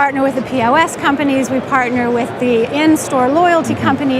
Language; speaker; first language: English; native; English